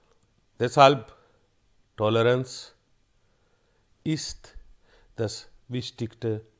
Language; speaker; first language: German; non-native, fluent; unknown